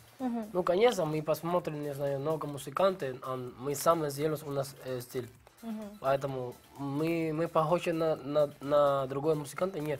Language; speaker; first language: Russian; non-native, learner; Spanish